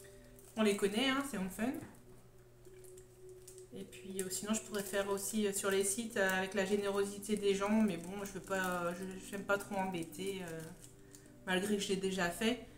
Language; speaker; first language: French; native; French